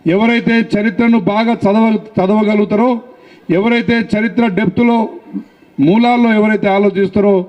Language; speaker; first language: Telugu; native; Telugu